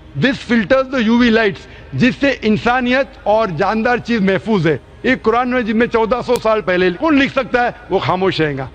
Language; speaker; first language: Urdu; non-native, local second language; Konkani